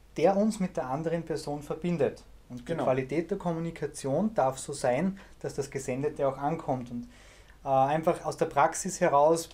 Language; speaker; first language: German; native; German